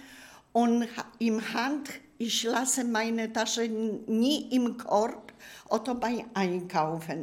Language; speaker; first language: German; non-native, learner; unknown